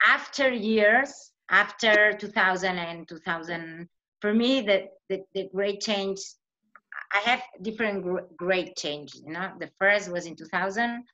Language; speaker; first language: English; non-native, fluent; Spanish